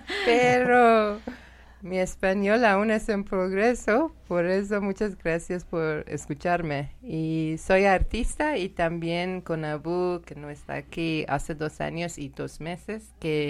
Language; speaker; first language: Spanish; non-native, learner; Persian